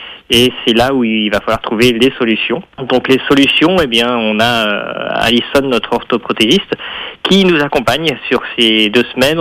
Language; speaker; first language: French; native; French